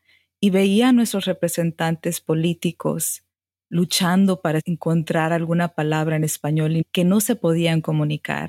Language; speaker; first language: Spanish; early bilingual, heritage; Spanish